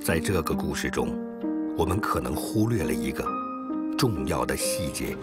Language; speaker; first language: Chinese; native; Chinese